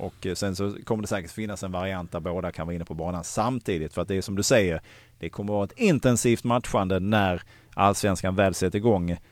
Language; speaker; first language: Swedish; native; Swedish